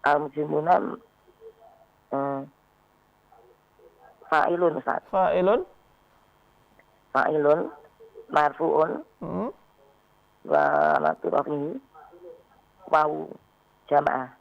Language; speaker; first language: Arabic; non-native, learner; Indonesian